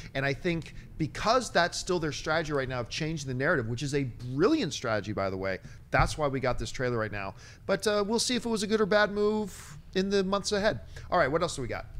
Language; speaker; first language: English; native; English